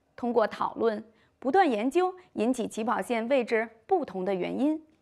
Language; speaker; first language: Chinese; native; Chinese